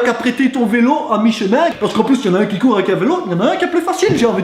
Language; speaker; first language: French; native; French